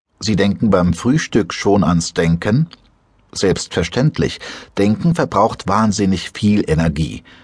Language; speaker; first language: German; native; German